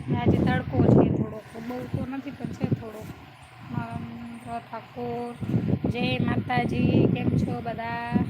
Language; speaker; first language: Gujarati; native; Gujarati